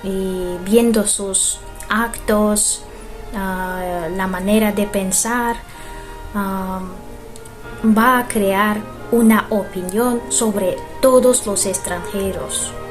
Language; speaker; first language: Spanish; non-native, fluent; Russian